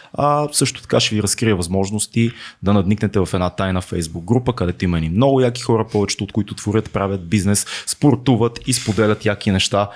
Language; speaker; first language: Bulgarian; native; Bulgarian